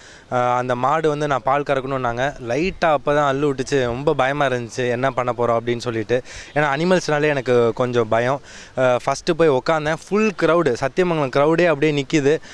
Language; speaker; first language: Tamil; native; Tamil